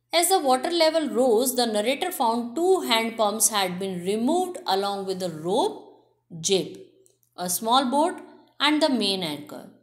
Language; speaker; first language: English; non-native, local second language; Hindi